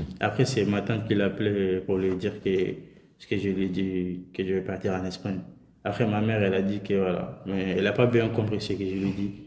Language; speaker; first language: French; non-native, local second language; Soninke